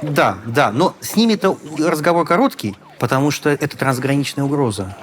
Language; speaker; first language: Russian; native; Russian